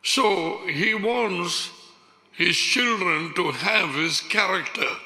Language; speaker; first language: English; non-native, local second language; Tamil